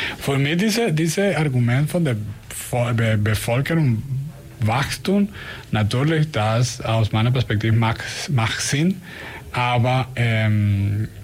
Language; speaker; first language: German; non-native, learner; Spanish